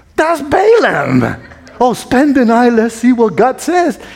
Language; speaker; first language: English; non-native, fluent; Spanish